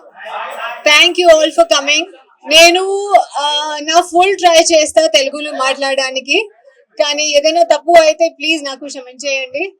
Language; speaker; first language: Telugu; non-native, learner; Hindi